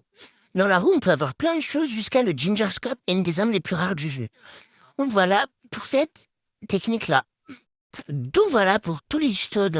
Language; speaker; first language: French; native; French